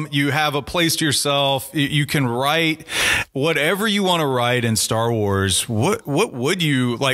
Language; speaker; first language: English; native; English